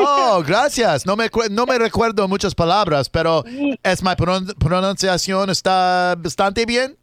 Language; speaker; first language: Spanish; non-native, learner; English